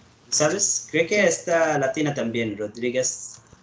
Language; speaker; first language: Spanish; non-native, learner; Arabic